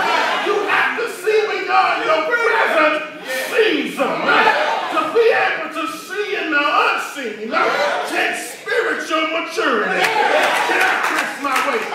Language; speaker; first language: English; native; English